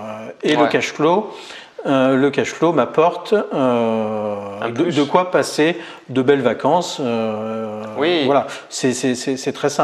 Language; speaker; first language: French; native; French